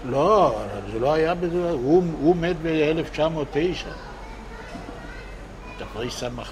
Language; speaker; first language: Hebrew; non-native, local second language; Yiddish